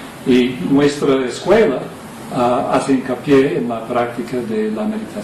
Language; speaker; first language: Spanish; non-native, fluent; English